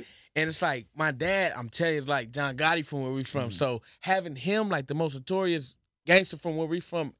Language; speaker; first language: English; native; English